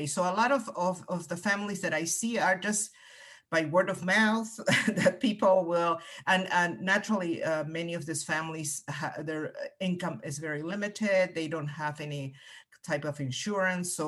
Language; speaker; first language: English; non-native, fluent; Spanish